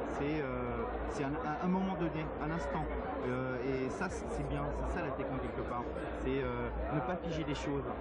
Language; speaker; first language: French; native; French